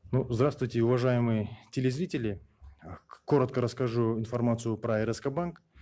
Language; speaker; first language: Russian; non-native, local second language; Kyrgyz